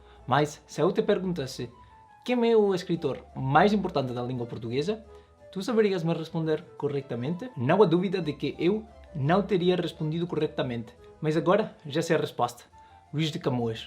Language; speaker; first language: Portuguese; non-native, learner; Spanish